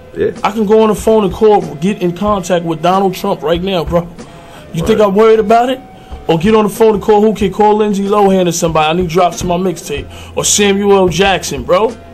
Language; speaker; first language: English; native; English